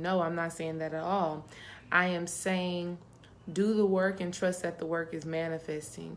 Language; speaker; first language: English; native; English